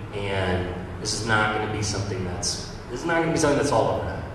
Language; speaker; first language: English; native; English